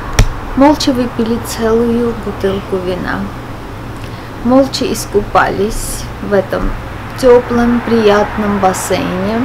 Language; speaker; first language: Russian; non-native, fluent; Armenian